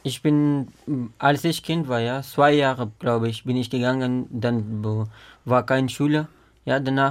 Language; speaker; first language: German; non-native, fluent; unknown